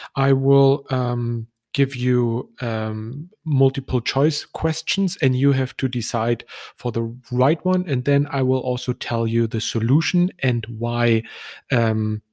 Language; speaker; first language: English; non-native, fluent; German